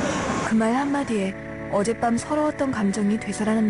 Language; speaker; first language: Korean; native; Korean